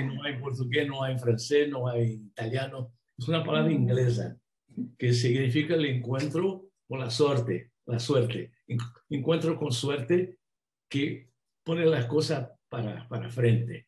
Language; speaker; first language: Spanish; non-native, fluent; Portuguese